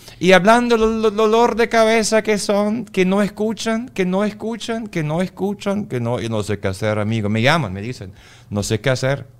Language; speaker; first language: Spanish; non-native, fluent; German